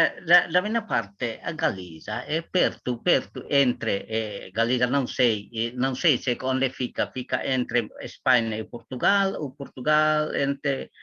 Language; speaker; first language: Portuguese; non-native, learner; Tetum